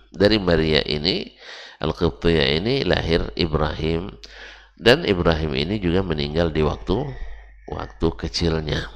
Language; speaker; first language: Indonesian; native; Indonesian